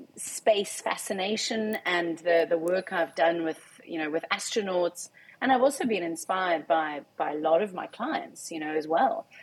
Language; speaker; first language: English; native; English